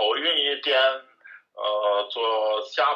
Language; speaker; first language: Chinese; non-native, learner; German